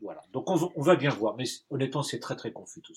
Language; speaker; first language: French; native; French